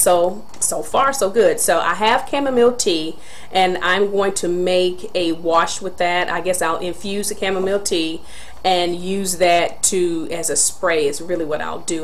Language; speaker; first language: English; native; English